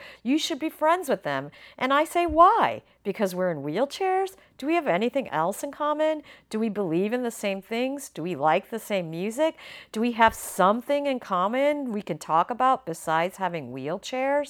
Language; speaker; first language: English; native; English